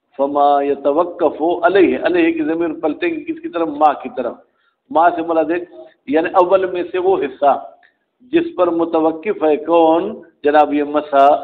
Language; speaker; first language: Urdu; non-native, local second language; Sindhi